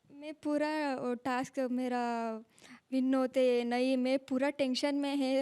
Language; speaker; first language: Hindi; non-native, local second language; Kannada